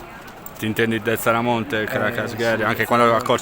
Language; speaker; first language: Italian; native; Italian